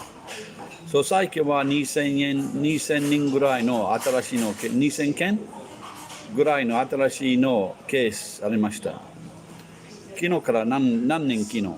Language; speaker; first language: Japanese; non-native, learner; English